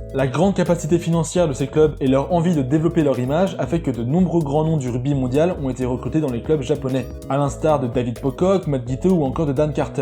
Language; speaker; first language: French; native; French